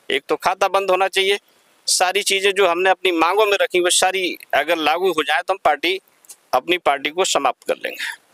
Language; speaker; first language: Hindi; native; Hindi